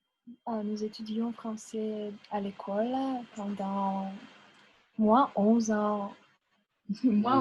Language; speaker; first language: French; non-native, learner; Russian